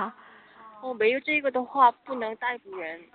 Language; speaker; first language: Chinese; non-native, learner; Korean